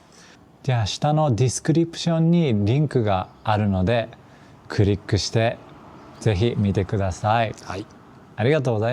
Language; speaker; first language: Japanese; non-native, fluent; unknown